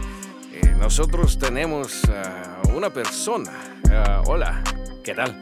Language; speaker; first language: Spanish; non-native, learner; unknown